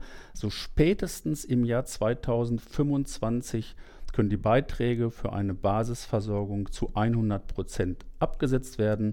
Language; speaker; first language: German; native; German